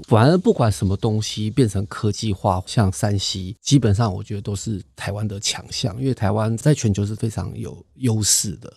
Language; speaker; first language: Chinese; native; Chinese